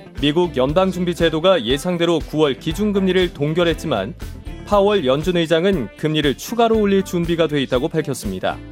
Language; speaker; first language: Korean; native; Korean